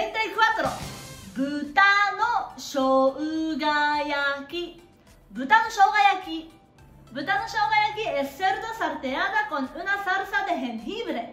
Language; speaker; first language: Spanish; non-native, fluent; Japanese